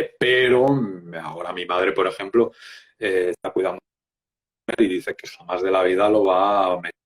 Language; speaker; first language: Spanish; native; Spanish